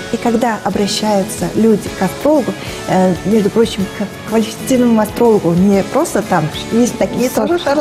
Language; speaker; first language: Russian; native; Russian